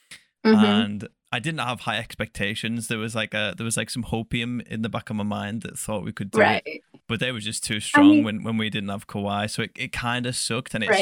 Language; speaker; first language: English; native; English